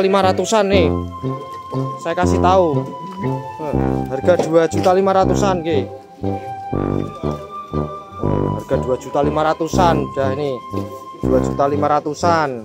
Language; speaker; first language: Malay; non-native, local second language; Javanese